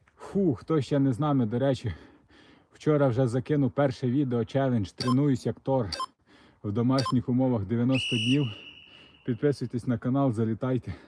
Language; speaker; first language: Ukrainian; non-native, local second language; Russian